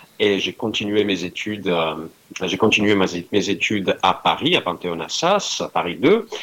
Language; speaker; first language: French; non-native, fluent; Greek